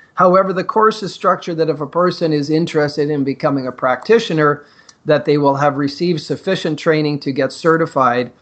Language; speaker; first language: English; native; English